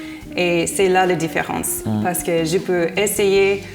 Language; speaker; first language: French; non-native, fluent; English